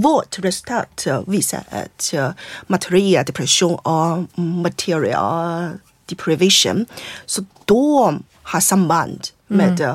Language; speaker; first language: Swedish; non-native, fluent; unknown